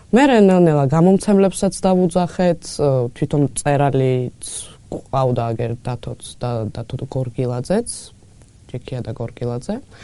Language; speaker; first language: Georgian; native; Georgian